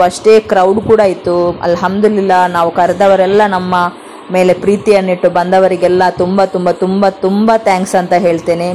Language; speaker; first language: Kannada; non-native, local second language; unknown